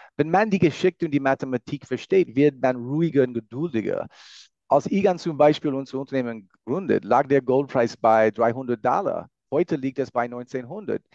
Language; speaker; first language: German; non-native, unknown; English